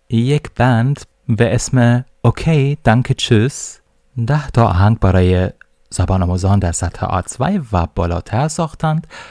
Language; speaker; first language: Persian; non-native, fluent; German